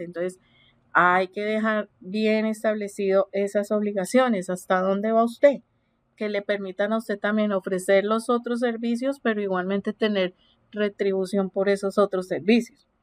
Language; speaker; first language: Spanish; native; Spanish